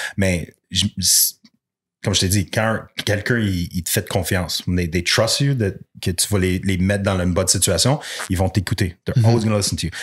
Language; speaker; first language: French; non-native, local second language; English